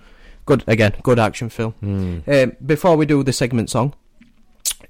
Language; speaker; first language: English; native; English